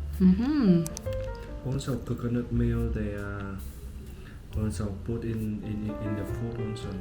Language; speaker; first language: English; non-native, learner; Korean